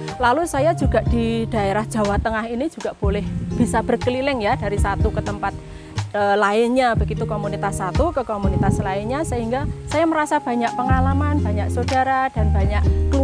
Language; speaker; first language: Indonesian; non-native, local second language; Javanese